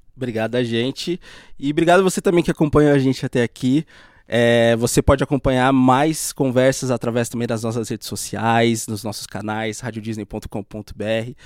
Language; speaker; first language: Portuguese; native; Portuguese